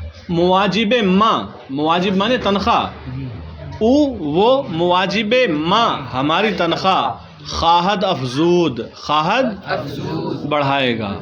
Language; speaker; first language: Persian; non-native, fluent; Urdu